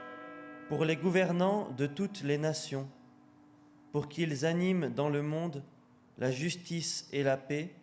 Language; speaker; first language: French; native; French